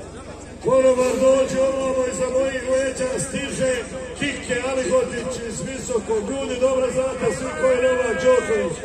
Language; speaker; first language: Bosnian; native; Bosnian